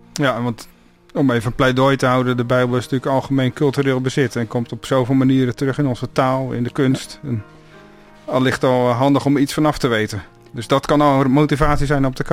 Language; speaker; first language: Dutch; native; Dutch